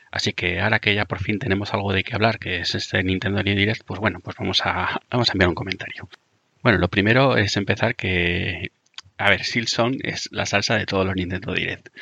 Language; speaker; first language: Spanish; native; Spanish